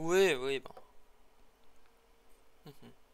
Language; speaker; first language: French; native; French